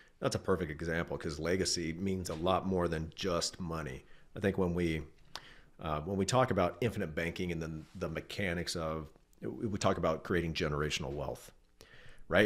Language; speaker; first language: English; native; English